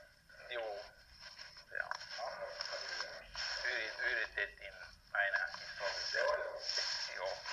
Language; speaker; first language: Finnish; non-native, fluent; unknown